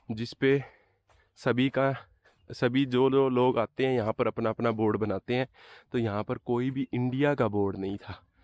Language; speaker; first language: Hindi; native; Hindi